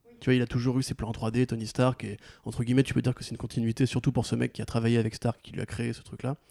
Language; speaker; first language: French; native; French